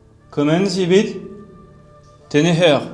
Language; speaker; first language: German; non-native, learner; French